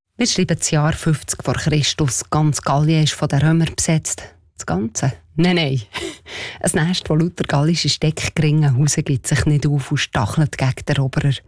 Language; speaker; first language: German; native; German